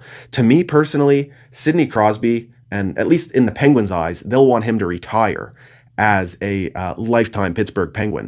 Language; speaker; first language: English; native; English